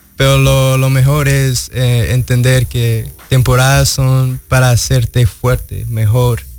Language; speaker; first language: Spanish; early bilingual, heritage; Spanish